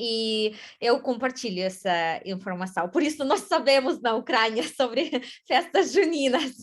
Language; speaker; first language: Portuguese; non-native, fluent; Ukrainian